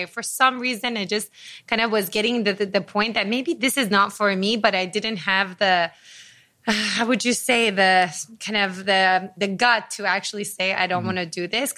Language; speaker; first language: English; non-native, fluent; Persian